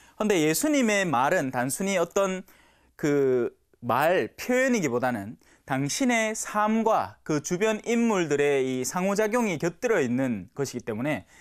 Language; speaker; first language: Korean; native; Korean